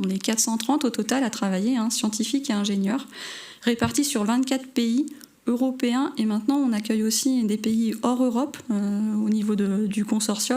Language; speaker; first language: French; native; French